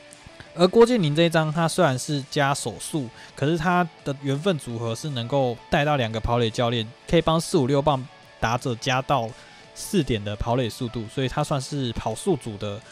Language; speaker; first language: Chinese; native; Chinese